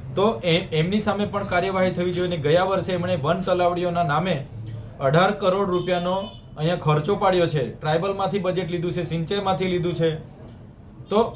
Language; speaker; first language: Gujarati; non-native, local second language; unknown